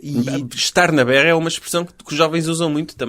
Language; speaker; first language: Portuguese; native; Portuguese